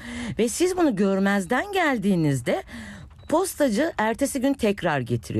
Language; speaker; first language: Turkish; native; Turkish